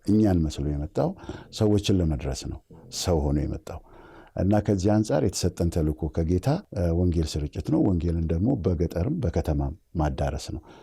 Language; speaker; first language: Amharic; native; Amharic